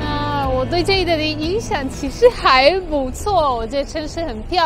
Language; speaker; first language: Chinese; non-native, fluent; Polish